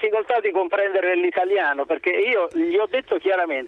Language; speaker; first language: Italian; native; Italian